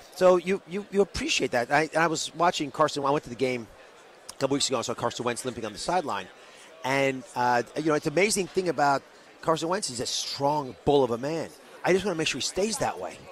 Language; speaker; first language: English; native; English